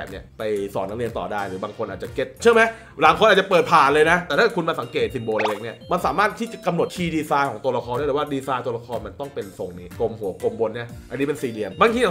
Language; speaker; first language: Thai; native; Thai